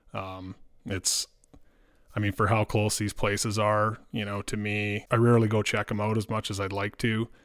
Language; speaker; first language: English; native; English